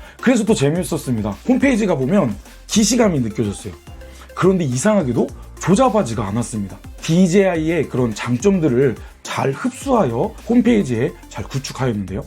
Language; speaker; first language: Korean; native; Korean